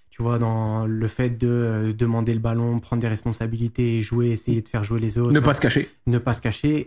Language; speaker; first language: French; native; French